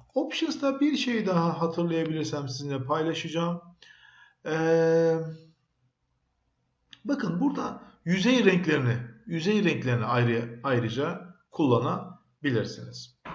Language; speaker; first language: Turkish; native; Turkish